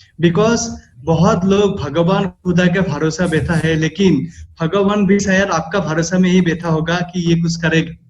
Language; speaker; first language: Hindi; non-native, local second language; Assamese